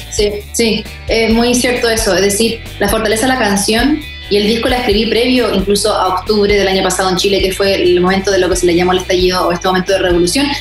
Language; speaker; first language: Spanish; native; Spanish